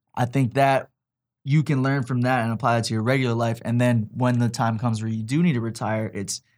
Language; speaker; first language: English; native; English